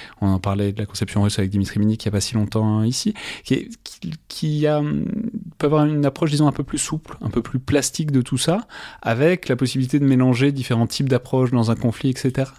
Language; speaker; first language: French; native; French